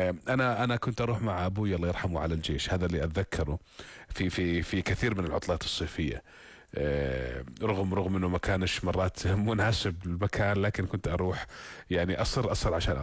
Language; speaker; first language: Arabic; native; Arabic